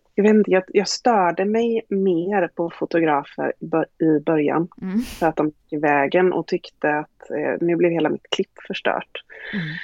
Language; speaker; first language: Swedish; native; Swedish